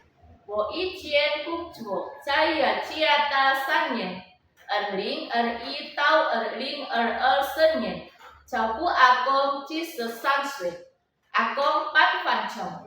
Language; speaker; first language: Chinese; non-native, learner; Indonesian